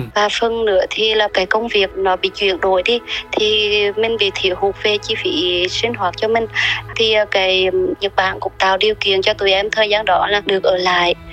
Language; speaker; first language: Vietnamese; native; Vietnamese